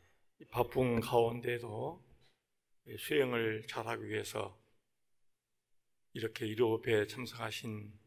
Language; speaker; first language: Korean; native; Korean